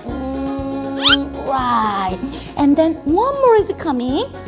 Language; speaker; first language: English; non-native, fluent; Korean